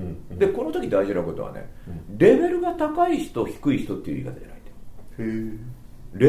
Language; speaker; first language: Japanese; native; Japanese